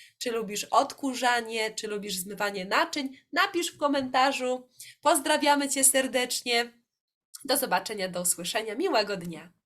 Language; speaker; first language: Polish; native; Polish